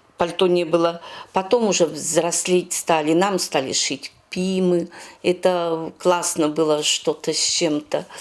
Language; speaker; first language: Russian; non-native, local second language; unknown